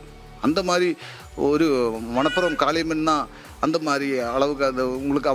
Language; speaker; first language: Tamil; non-native, learner; Malayalam